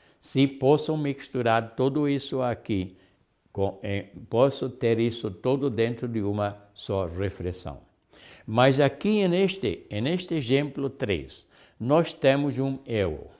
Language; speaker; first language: Portuguese; non-native, fluent; Spanish